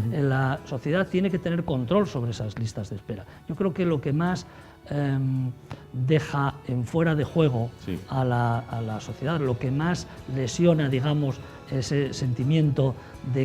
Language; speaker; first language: Spanish; native; Spanish